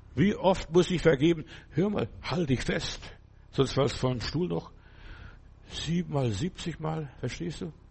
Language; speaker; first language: German; non-native, fluent; Lithuanian